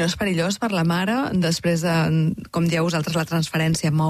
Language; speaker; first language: Catalan; native; Catalan